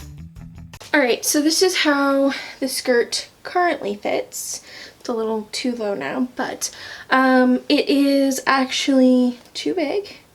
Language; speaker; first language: English; native; English